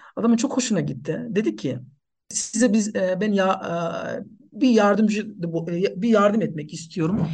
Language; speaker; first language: Turkish; non-native, fluent; Nepali